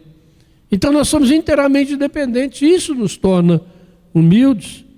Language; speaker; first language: Portuguese; native; Portuguese